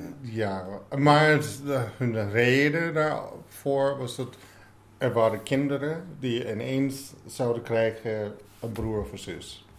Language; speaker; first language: Dutch; non-native, fluent; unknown